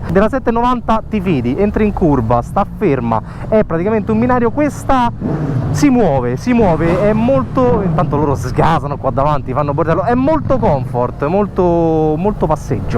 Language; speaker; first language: Italian; native; Italian